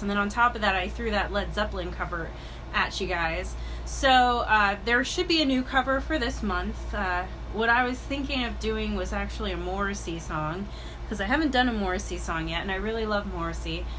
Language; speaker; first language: English; native; English